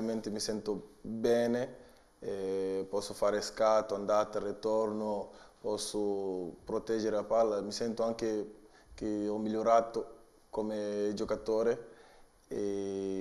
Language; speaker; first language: Italian; non-native, learner; Portuguese